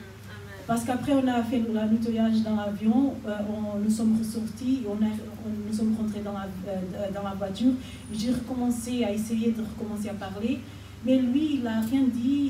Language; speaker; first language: French; non-native, fluent; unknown